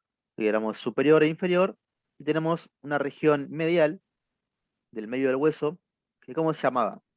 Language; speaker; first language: Spanish; native; Spanish